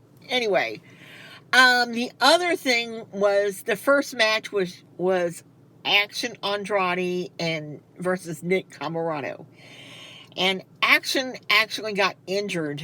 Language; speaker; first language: English; native; English